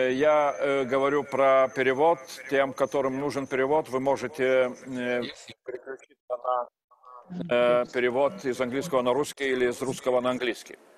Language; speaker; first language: Russian; non-native, fluent; Lithuanian